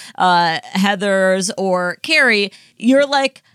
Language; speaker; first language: English; native; English